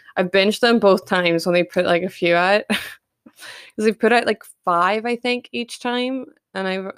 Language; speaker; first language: English; native; English